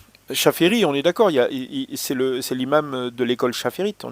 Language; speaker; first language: French; native; French